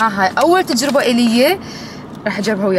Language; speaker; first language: Arabic; native; Arabic